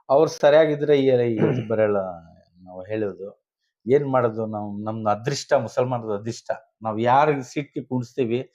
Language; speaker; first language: Kannada; non-native, local second language; Urdu